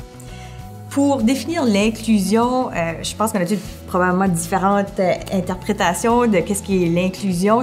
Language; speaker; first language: French; native; French